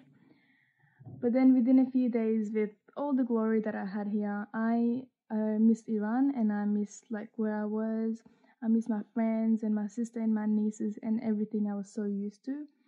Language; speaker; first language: English; early bilingual, other home language; Persian